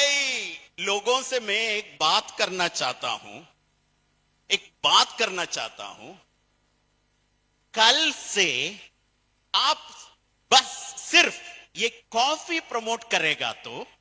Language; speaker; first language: Hindi; non-native, fluent; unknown